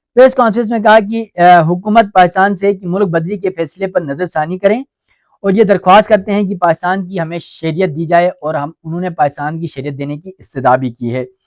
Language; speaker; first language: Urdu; non-native, local second language; Shina